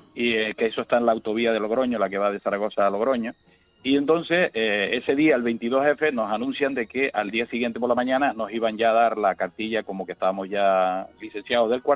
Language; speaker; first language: Spanish; native; Spanish